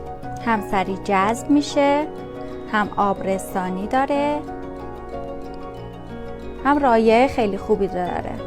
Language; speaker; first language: Persian; native; Persian